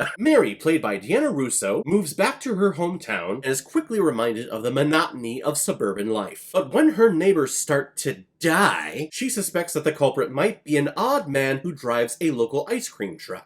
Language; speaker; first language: English; native; English